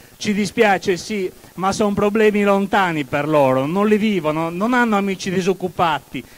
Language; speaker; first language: Italian; native; Italian